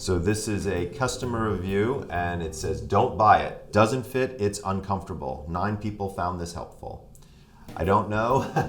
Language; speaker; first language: English; native; English